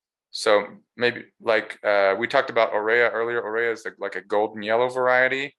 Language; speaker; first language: English; native; English